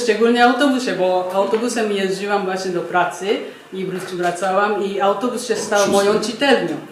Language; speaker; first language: Polish; non-native, fluent; Japanese